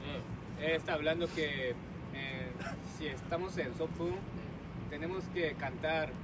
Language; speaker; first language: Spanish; non-native, learner; Korean